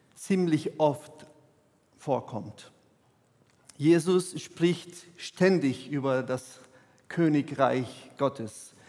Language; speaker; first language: German; non-native, fluent; Portuguese